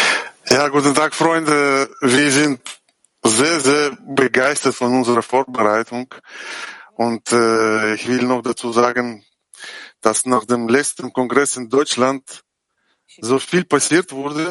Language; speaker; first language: German; non-native, learner; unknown